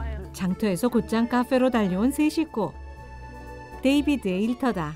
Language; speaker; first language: Korean; native; Korean